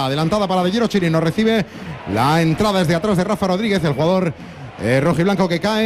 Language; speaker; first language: Spanish; native; Spanish